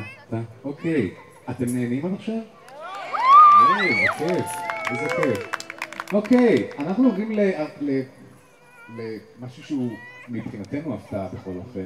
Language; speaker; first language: Hebrew; native; Hebrew